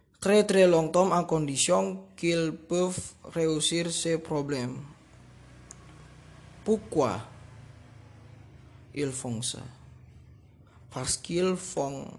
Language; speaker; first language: French; non-native, learner; Indonesian